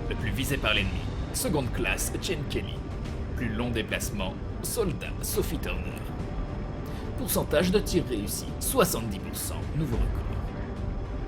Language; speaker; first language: French; native; French